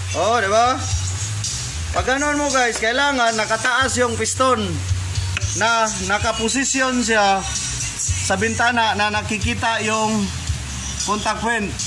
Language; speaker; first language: Filipino; non-native, local second language; Cebuano